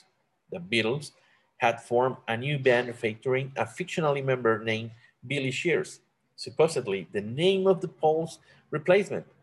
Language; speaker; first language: English; non-native, learner; Spanish